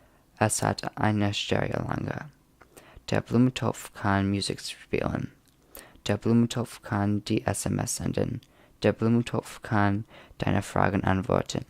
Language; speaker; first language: German; non-native, learner; English